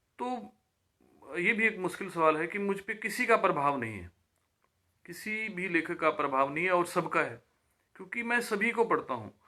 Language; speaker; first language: Hindi; native; Hindi